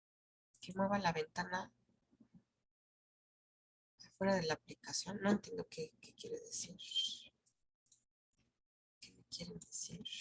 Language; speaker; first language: Spanish; native; Spanish